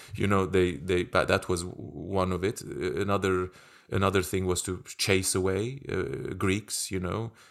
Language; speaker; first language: English; non-native, fluent; Turkish